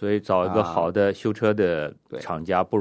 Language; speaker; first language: Chinese; native; Chinese